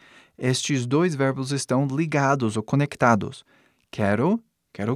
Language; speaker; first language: Portuguese; non-native, fluent; English